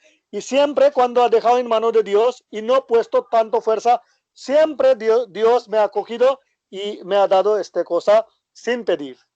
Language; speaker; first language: Spanish; non-native, learner; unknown